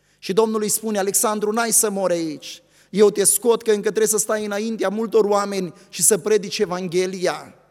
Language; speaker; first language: Romanian; native; Romanian